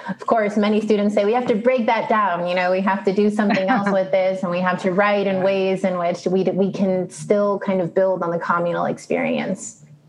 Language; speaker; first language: English; early bilingual, other home language; Spanish